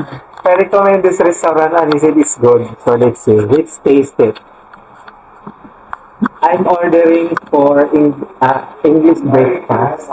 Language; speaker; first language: English; non-native, fluent; Filipino